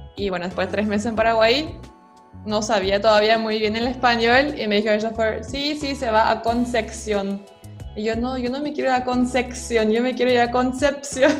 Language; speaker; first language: Spanish; non-native, fluent; German